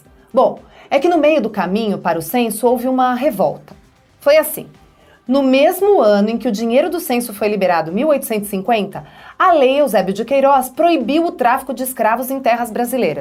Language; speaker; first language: Portuguese; native; Portuguese